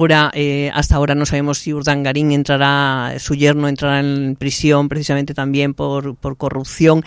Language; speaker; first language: Spanish; native; Spanish